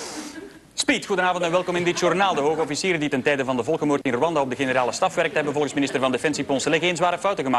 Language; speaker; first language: Dutch; native; Dutch